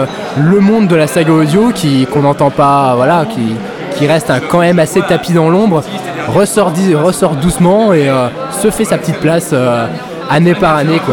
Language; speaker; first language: French; native; French